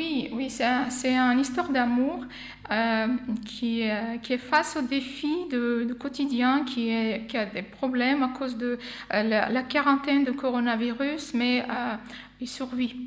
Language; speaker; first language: French; non-native, fluent; Armenian